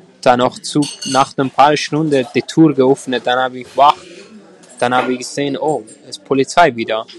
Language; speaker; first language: German; non-native, learner; Persian